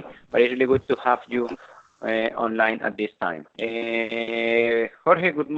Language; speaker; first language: English; non-native, fluent; Spanish